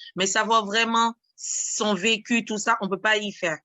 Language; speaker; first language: French; non-native, local second language; Haitian Creole